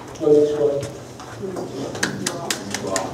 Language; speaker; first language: Japanese; non-native, learner; Korean